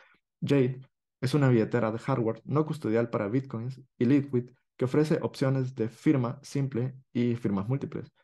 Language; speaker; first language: Spanish; native; Spanish